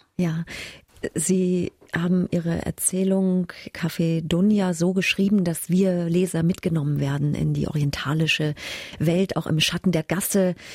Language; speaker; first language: German; native; German